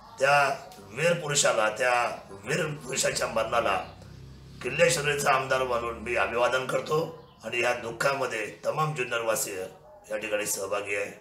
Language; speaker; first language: Marathi; native; Marathi